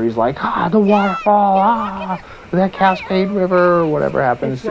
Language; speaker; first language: English; native; English